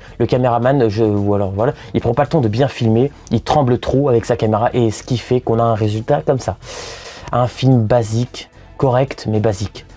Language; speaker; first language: French; native; French